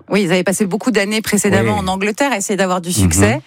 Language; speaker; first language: French; native; French